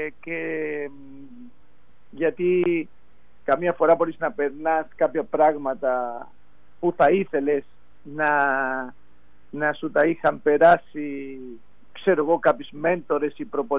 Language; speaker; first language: Greek; non-native, fluent; Spanish